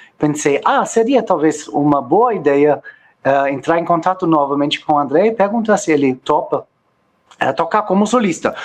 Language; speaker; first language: Portuguese; non-native, fluent; German